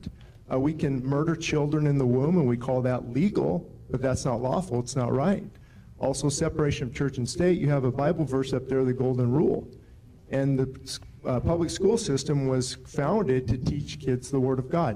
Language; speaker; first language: English; native; English